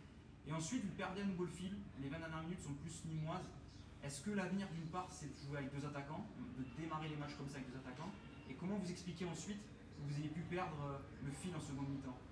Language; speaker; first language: French; native; French